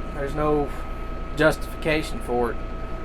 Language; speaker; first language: English; native; English